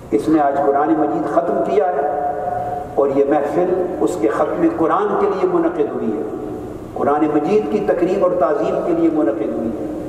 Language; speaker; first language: Urdu; native; Urdu